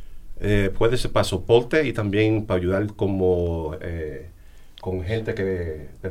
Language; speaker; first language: Spanish; early bilingual, heritage; English